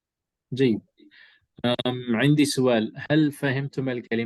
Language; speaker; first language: Arabic; non-native, fluent; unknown